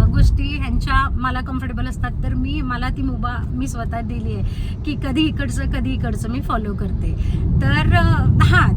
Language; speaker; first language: Marathi; native; Marathi